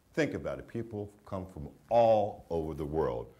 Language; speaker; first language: English; native; English